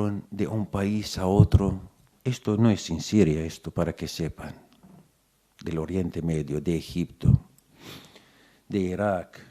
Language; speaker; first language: Spanish; non-native, fluent; Arabic